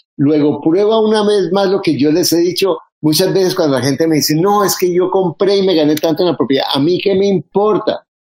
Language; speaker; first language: Spanish; native; Spanish